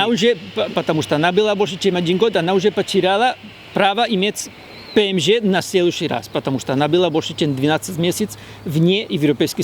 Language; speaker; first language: Russian; non-native, fluent; Spanish